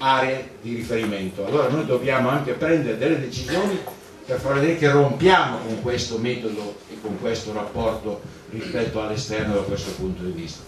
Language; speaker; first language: Italian; native; Italian